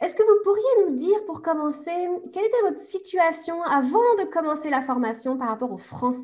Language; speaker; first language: French; native; French